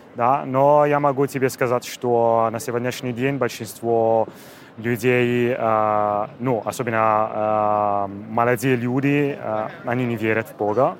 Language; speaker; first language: Russian; non-native, fluent; Italian